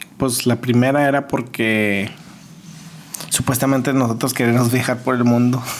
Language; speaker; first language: Spanish; early bilingual, heritage; Spanish